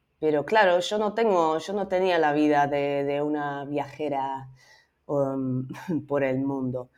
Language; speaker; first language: Spanish; non-native, fluent; Dutch